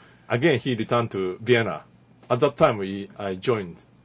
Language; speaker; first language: English; non-native, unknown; Japanese